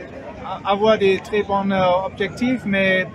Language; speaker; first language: French; non-native, learner; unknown